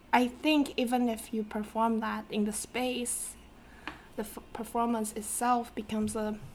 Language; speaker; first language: English; non-native, fluent; Chinese